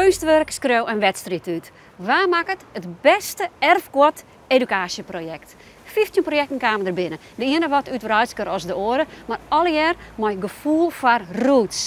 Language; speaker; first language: Dutch; non-native, local second language; Western Frisian